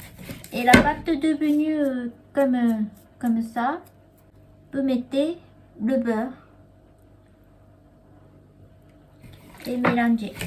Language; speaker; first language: French; non-native, learner; Japanese